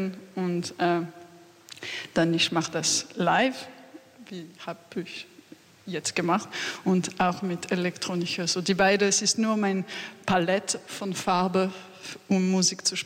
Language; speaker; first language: German; non-native, learner; French